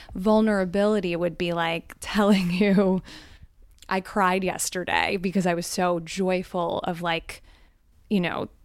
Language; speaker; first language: English; early bilingual, other home language; Gujarati